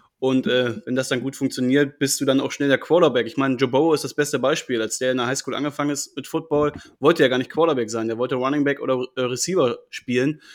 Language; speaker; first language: German; native; German